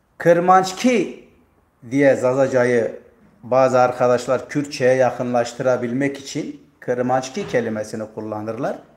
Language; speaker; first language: Turkish; non-native, local second language; Zaza